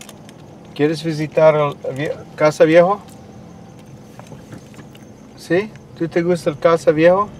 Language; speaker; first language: Spanish; non-native, learner; English